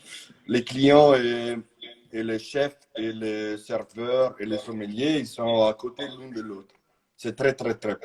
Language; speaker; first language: French; non-native, fluent; Italian